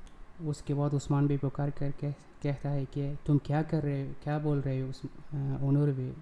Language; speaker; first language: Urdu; non-native, local second language; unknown